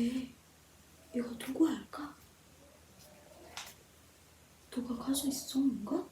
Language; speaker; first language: Korean; non-native, learner; Javanese